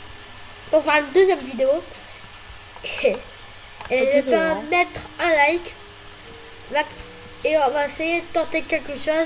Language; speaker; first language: French; native; French